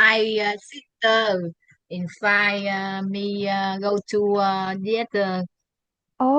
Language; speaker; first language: English; non-native, learner; Vietnamese